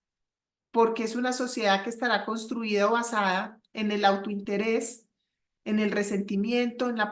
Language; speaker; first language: Spanish; native; Spanish